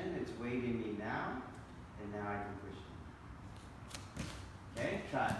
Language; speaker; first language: English; native; English